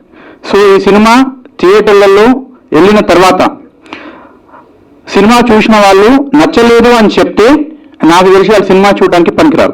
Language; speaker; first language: Telugu; native; Telugu